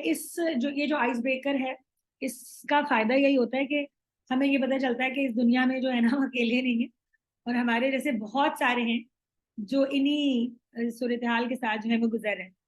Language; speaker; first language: Urdu; native; Urdu